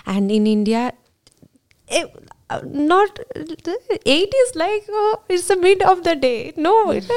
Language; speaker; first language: English; non-native, local second language; Bangla